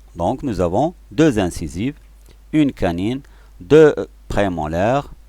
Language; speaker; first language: French; non-native, local second language; Arabic